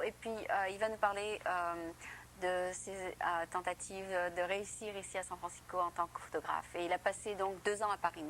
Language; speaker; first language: French; native; French